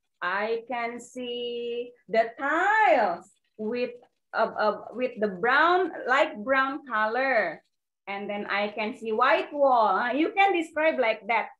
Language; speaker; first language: English; non-native, fluent; Indonesian